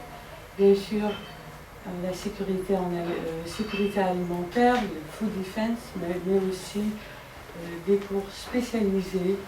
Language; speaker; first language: French; non-native, fluent; Dutch